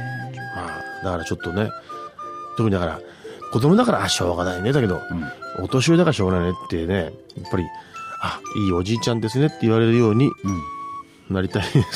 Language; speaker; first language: Japanese; native; Japanese